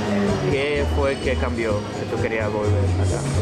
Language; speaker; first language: Spanish; early bilingual, heritage; Spanish